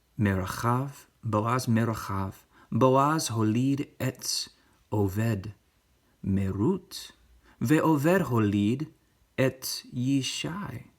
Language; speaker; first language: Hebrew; non-native, learner; English